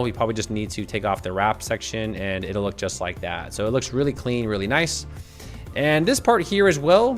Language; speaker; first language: English; native; English